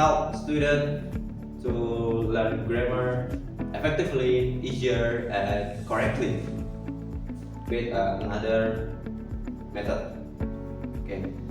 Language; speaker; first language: English; non-native, learner; Indonesian